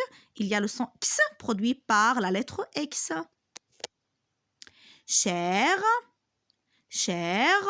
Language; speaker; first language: French; non-native, local second language; Arabic